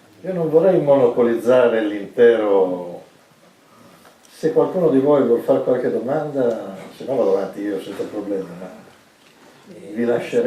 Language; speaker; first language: Italian; native; Italian